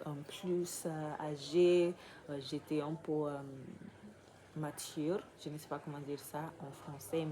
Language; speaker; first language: French; non-native, learner; English